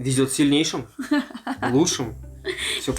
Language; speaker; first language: Russian; native; Russian